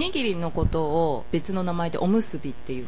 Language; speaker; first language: Japanese; native; Japanese